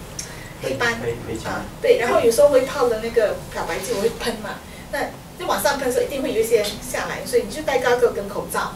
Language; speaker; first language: Chinese; native; Chinese